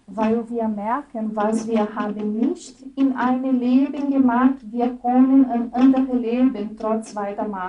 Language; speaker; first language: German; non-native, fluent; Portuguese